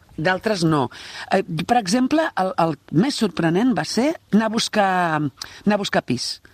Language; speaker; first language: Catalan; native; Catalan